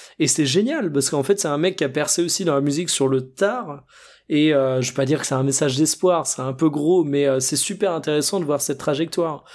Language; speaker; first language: French; native; French